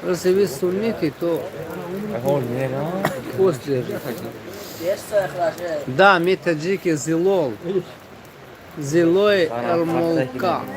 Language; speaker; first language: Russian; non-native, fluent; Tajik